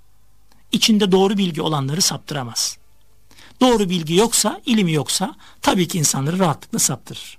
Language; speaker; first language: Turkish; native; Turkish